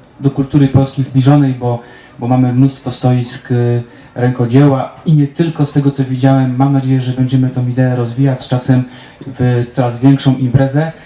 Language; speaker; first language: Polish; native; Polish